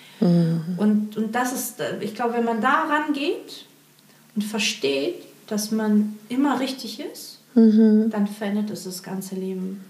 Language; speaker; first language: German; early bilingual, other home language; Portuguese